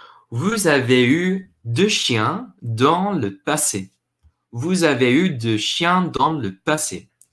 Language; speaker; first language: French; non-native, learner; English